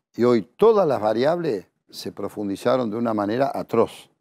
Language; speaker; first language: Spanish; native; Spanish